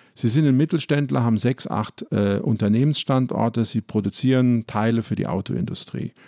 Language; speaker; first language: German; native; German